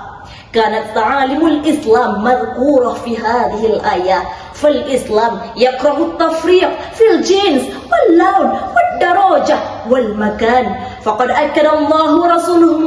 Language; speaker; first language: Arabic; non-native, learner; Indonesian